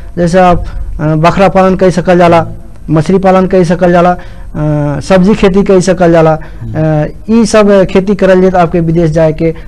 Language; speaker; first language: Bhojpuri; non-native, local second language; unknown